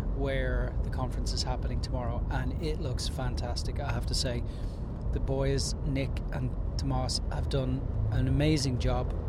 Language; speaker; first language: English; native; English